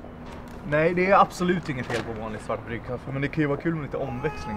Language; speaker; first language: Swedish; native; Swedish